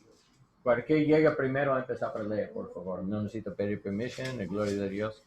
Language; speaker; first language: Spanish; non-native, learner; English